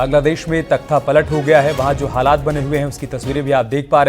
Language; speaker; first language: Hindi; native; Hindi